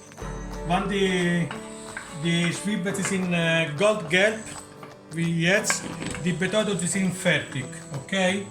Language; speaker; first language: German; non-native, learner; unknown